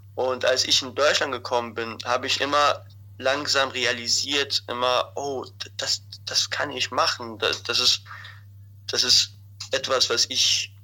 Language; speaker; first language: German; non-native, fluent; Arabic